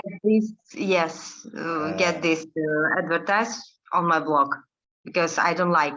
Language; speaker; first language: English; non-native, learner; Russian